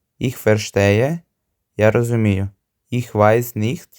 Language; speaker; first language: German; non-native, fluent; Ukrainian